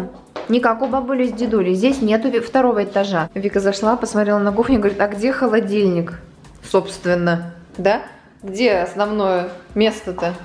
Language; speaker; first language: Russian; native; Russian